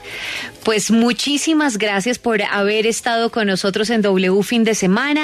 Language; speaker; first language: Spanish; native; Spanish